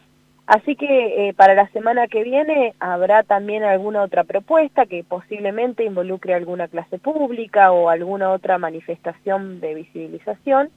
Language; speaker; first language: Spanish; native; Spanish